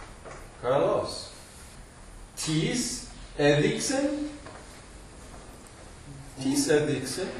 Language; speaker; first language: Greek; non-native, fluent; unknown